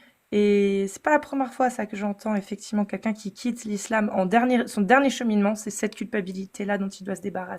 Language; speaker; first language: French; native; French